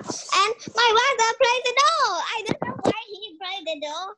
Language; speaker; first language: English; non-native, learner; Vietnamese